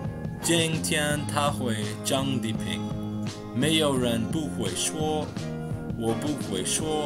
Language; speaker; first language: Chinese; non-native, learner; English